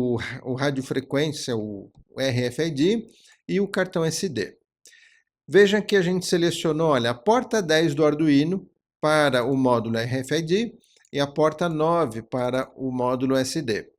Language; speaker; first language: Portuguese; native; Portuguese